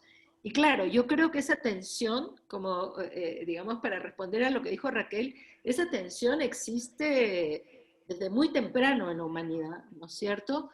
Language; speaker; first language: Spanish; native; Spanish